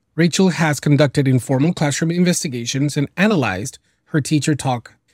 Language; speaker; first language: English; early bilingual, other home language; Spanish